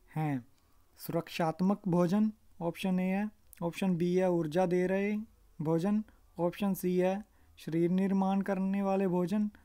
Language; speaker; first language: Hindi; non-native, local second language; Punjabi